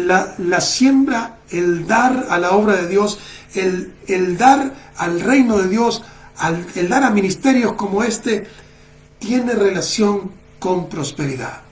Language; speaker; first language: Spanish; native; Spanish